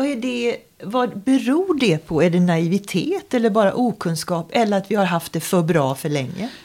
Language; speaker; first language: Swedish; native; Swedish